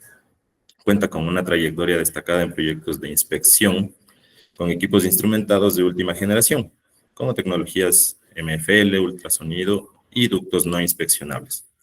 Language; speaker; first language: Spanish; native; Spanish